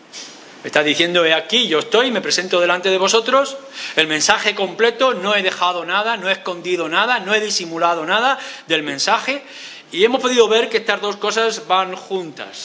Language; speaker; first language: Spanish; native; Spanish